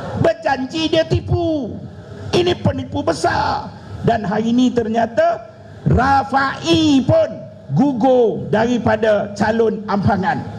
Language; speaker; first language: Malay; native; Malay